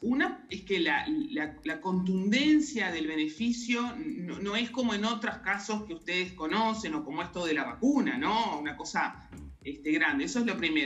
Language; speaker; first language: Spanish; native; Spanish